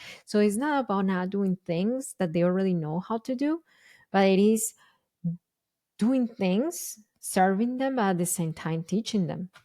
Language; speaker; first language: English; non-native, fluent; Spanish